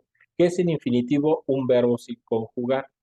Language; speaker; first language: Spanish; native; Spanish